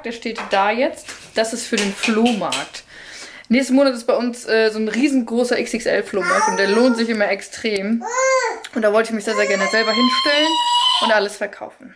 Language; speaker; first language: German; native; German